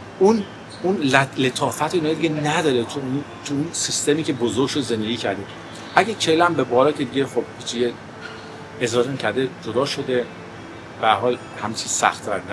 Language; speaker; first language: Persian; early bilingual, heritage; Persian